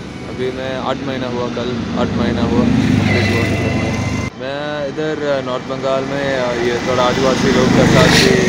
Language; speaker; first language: Hindi; non-native, local second language; Malayalam